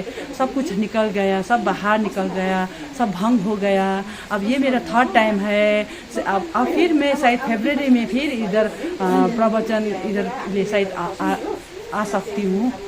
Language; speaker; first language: Hindi; non-native, local second language; Nepali